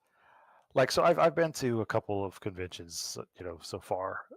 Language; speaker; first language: English; native; English